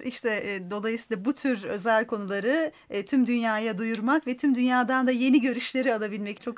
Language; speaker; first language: Turkish; native; Turkish